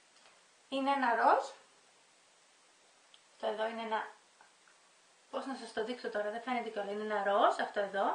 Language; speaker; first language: Greek; native; Greek